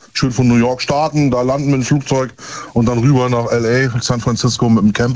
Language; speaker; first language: German; native; German